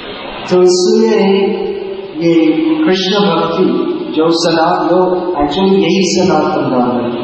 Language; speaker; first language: Hindi; non-native, learner; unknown